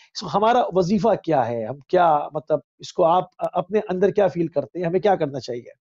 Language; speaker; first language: Urdu; native; Urdu